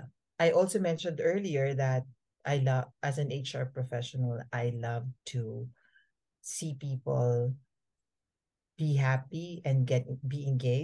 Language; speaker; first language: English; non-native, local second language; Filipino